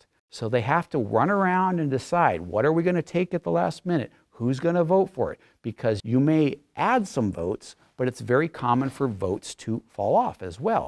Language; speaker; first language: English; native; English